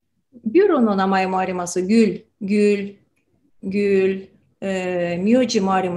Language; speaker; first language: Japanese; non-native, fluent; Tatar